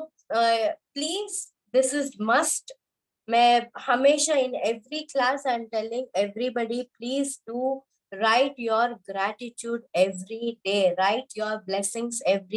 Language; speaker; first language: Hindi; native; Hindi